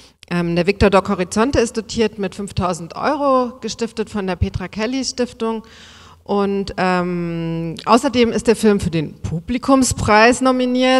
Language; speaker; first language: German; native; German